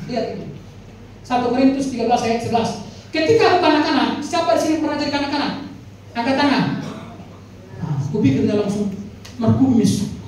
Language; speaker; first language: Indonesian; non-native, local second language; Batak Toba